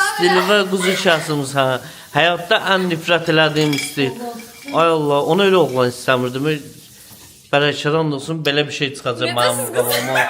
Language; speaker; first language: Azerbaijani; native; Azerbaijani